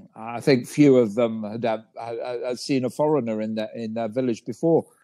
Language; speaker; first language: English; native; English